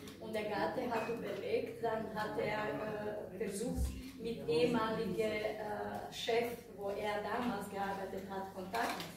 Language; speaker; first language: German; non-native, fluent; Bosnian